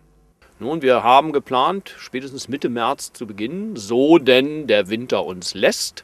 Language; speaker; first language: German; native; German